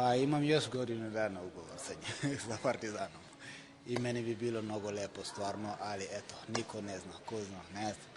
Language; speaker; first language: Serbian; non-native, fluent; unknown